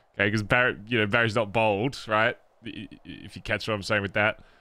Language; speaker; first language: English; native; English